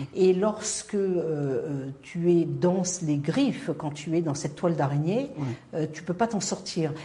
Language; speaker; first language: French; non-native, local second language; Arabic